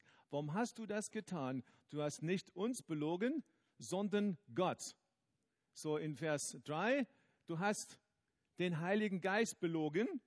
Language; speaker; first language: German; non-native, fluent; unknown